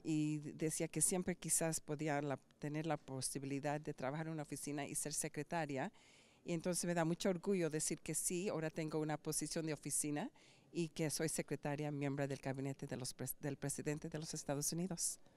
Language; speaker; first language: Spanish; early bilingual, heritage; Spanish